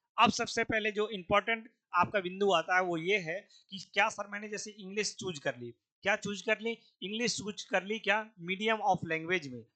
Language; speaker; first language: Hindi; native; Hindi